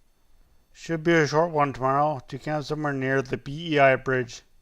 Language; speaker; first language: English; native; English